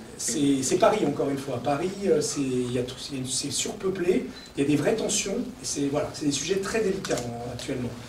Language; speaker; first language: French; native; French